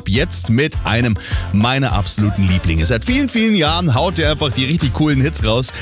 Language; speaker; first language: German; native; German